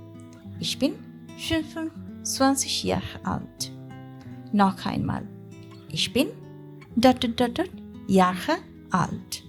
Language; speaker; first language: German; non-native, learner; Bangla